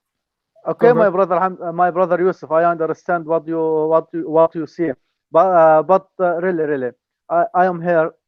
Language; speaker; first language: English; non-native, learner; Arabic